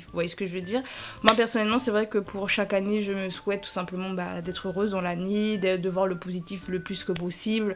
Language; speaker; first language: French; native; French